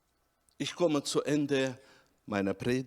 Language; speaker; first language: German; non-native, fluent; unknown